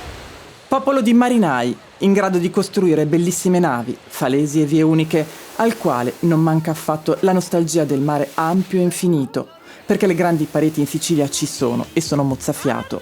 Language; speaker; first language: Italian; native; Italian